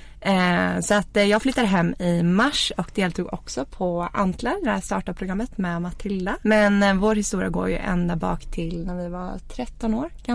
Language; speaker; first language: Swedish; native; Swedish